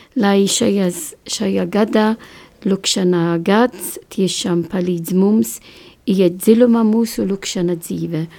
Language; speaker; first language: Latvian; non-native, learner; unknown